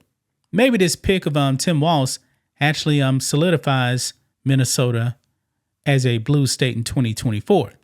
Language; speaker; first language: English; native; English